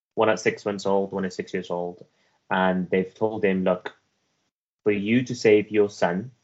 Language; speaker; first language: English; early bilingual, other home language; Persian